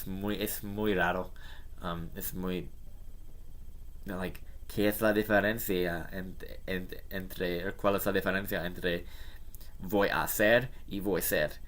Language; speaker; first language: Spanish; non-native, learner; English